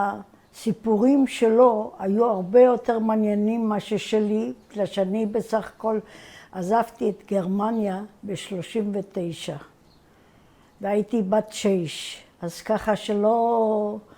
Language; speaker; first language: Hebrew; non-native, fluent; German